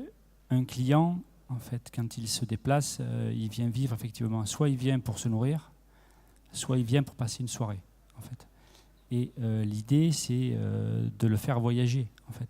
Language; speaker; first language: French; native; French